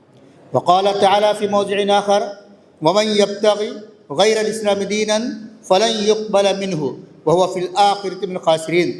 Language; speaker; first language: Arabic; non-native, learner; Urdu